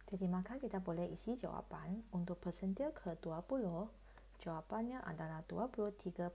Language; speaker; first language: Malay; non-native, local second language; Chinese